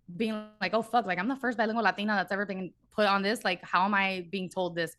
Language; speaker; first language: English; native; English